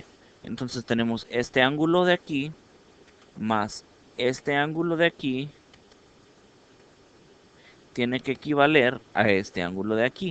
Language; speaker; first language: Spanish; early bilingual, heritage; Spanish